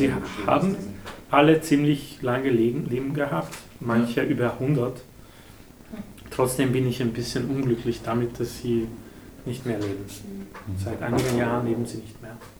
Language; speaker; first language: German; non-native, fluent; Hungarian